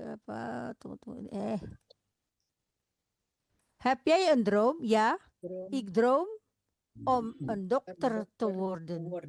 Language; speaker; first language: Dutch; non-native, fluent; Indonesian